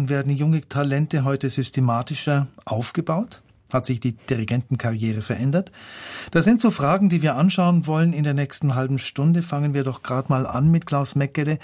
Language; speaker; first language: German; native; German